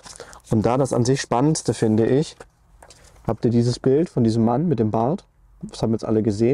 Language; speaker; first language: German; native; German